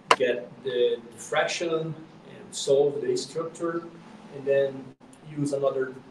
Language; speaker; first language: English; non-native, fluent; Portuguese